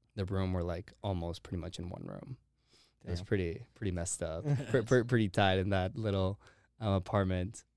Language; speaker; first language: English; early bilingual, heritage; Spanish